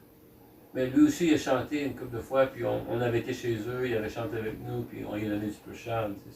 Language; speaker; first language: French; native; French